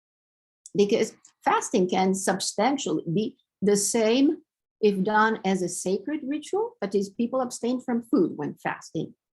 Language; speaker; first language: English; non-native, fluent; Romanian